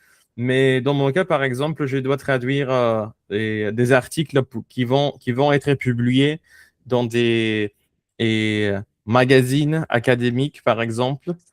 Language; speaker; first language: French; non-native, fluent; Spanish